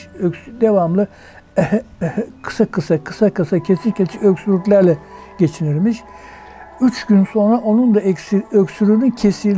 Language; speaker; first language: Turkish; native; Turkish